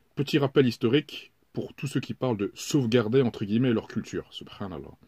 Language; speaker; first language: French; native; French